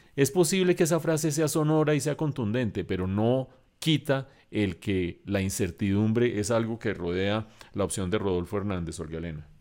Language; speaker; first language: Spanish; native; Spanish